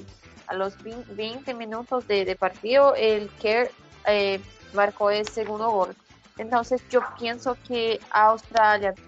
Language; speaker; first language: Spanish; non-native, fluent; Portuguese